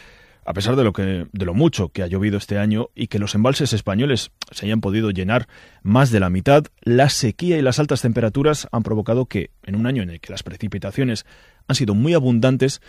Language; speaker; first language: Spanish; native; Spanish